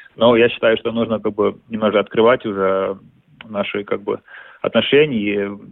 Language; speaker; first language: Russian; non-native, local second language; Latvian